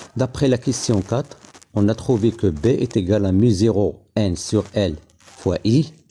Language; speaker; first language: French; non-native, local second language; Arabic